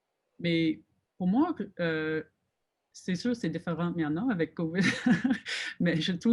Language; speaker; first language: French; non-native, fluent; English